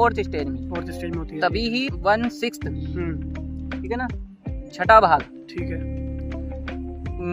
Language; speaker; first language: Hindi; native; Hindi